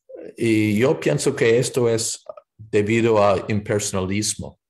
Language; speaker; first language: Spanish; non-native, fluent; English